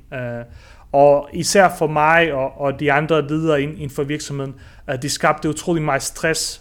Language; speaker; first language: Danish; early bilingual, other home language; Bosnian